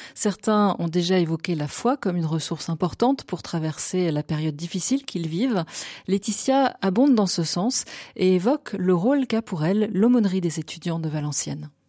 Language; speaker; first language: French; native; French